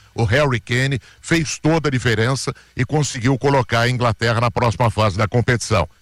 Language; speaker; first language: Portuguese; native; Portuguese